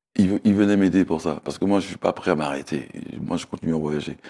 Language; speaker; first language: French; native; French